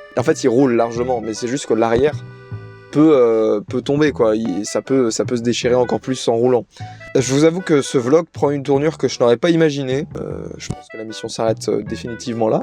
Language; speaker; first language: French; native; French